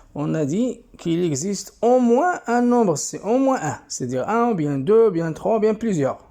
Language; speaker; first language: French; non-native, local second language; Arabic